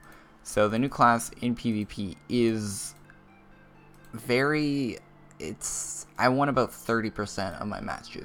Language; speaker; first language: English; native; English